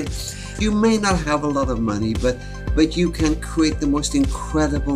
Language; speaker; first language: English; native; English